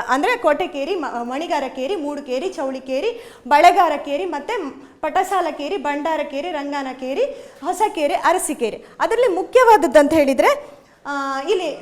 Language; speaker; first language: Kannada; native; Kannada